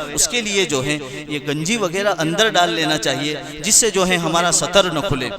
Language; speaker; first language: Urdu; non-native, local second language; Gujarati